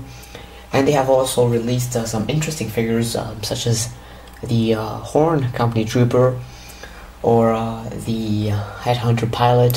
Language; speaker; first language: English; native; English